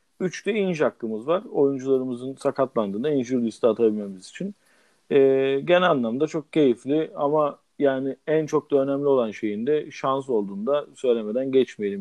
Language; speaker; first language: Turkish; native; Turkish